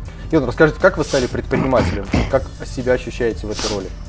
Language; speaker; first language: Russian; native; Russian